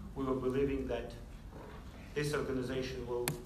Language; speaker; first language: English; non-native, fluent; Azerbaijani